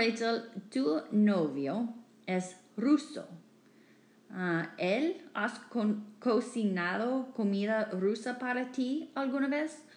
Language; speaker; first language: Spanish; non-native, fluent; English